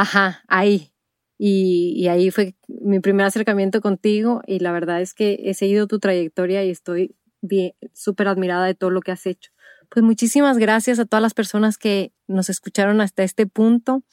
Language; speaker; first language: Spanish; native; Spanish